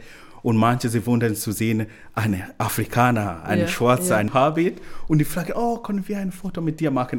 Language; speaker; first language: German; non-native, learner; Swahili